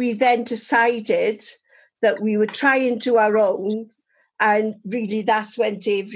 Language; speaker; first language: English; native; English